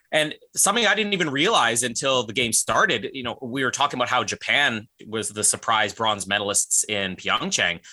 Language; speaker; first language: English; native; English